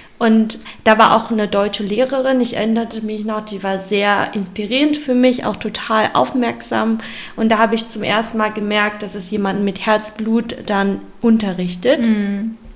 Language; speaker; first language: German; early bilingual, other home language; Vietnamese